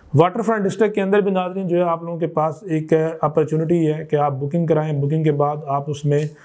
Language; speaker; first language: Urdu; non-native, local second language; Punjabi